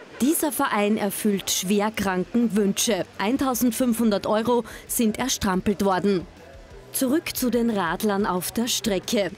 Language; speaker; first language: German; native; German